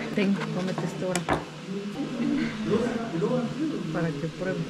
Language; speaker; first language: Spanish; native; Spanish